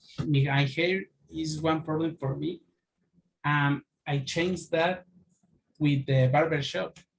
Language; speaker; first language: English; non-native, learner; Spanish